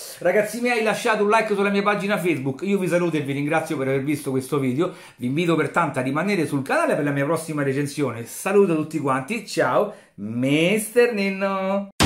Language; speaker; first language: Italian; native; Italian